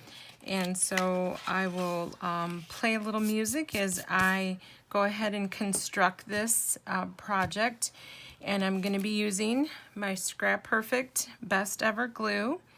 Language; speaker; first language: English; native; English